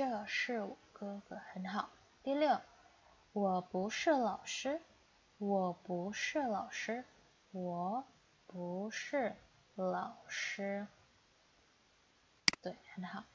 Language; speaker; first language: Chinese; non-native, fluent; Indonesian